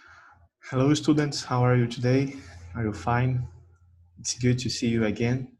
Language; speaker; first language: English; non-native, fluent; Portuguese